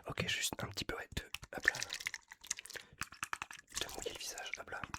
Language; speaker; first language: French; native; French